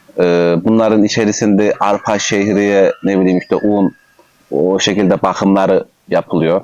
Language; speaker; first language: Turkish; native; Turkish